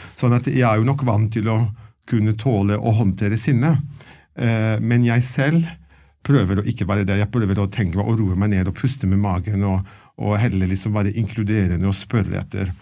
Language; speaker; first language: Norwegian; non-native, fluent; Italian